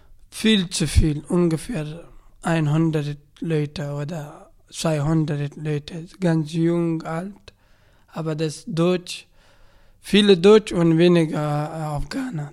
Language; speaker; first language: German; non-native, learner; Persian